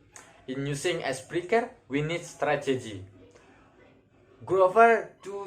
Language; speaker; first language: English; non-native, learner; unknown